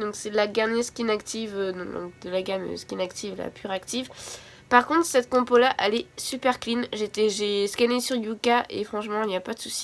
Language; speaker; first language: French; native; French